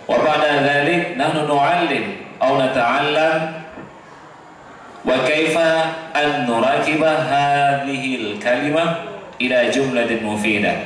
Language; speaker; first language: Arabic; non-native, fluent; Indonesian